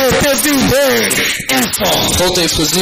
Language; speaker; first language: Dutch; non-native, fluent; French